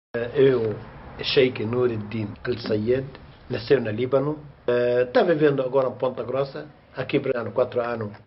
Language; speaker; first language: Portuguese; non-native, learner; Arabic